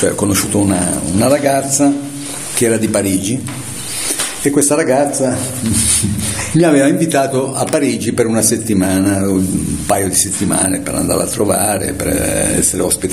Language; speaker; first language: Italian; native; Italian